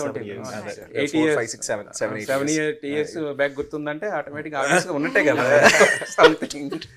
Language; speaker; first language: Telugu; native; Telugu